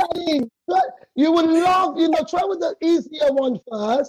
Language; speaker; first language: English; non-native, local second language; Krio